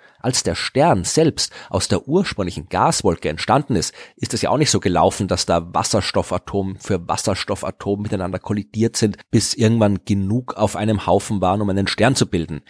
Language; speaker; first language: German; native; German